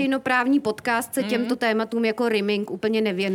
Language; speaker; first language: Czech; native; Czech